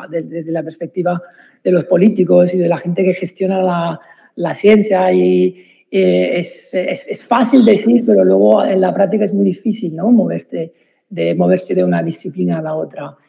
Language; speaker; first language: Spanish; non-native, fluent; Italian